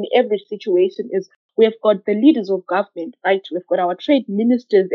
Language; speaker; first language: English; non-native, local second language; Shona